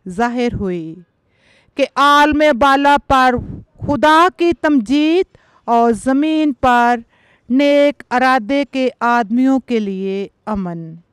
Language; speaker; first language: Urdu; non-native, local second language; Punjabi